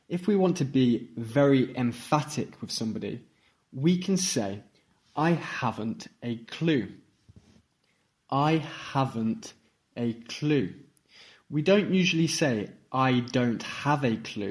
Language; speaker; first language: English; native; English